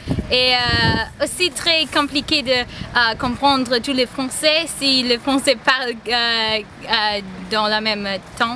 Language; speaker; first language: French; non-native, learner; English